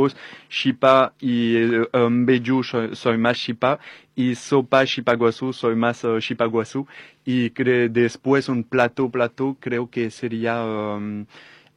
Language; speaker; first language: Spanish; non-native, fluent; French